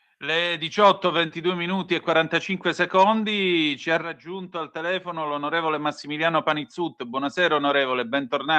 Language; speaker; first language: Italian; native; Italian